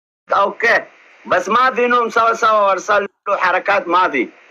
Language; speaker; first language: Arabic; non-native, learner; Oromo